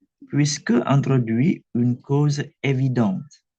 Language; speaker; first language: French; non-native, fluent; Indonesian